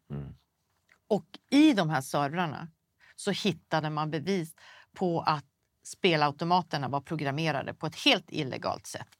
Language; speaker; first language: Swedish; native; Swedish